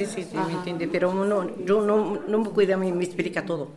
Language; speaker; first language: Spanish; non-native, learner; Berber languages